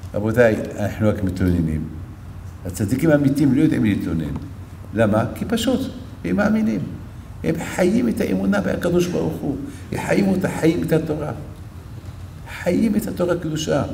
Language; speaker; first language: Hebrew; non-native, fluent; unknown